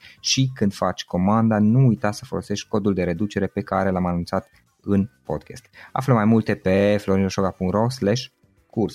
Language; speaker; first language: Romanian; native; Romanian